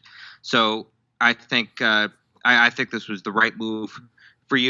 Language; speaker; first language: English; native; English